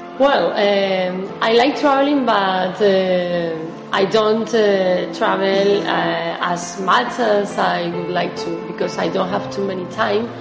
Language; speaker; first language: English; non-native, fluent; Spanish